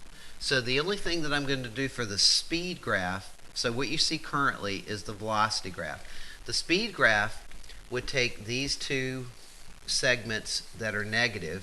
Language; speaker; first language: English; native; English